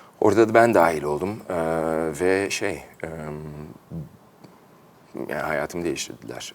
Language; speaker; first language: Turkish; early bilingual, heritage; Turkish